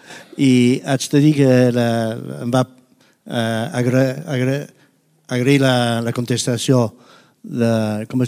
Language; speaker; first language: Catalan; non-native, fluent; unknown